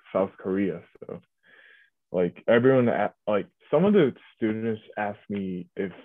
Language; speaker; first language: English; early bilingual, other home language; Korean